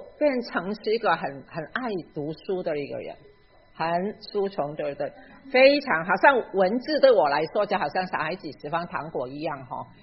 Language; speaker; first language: Chinese; non-native, local second language; Cantonese